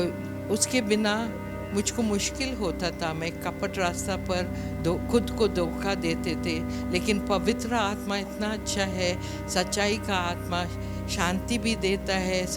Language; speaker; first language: Hindi; non-native, local second language; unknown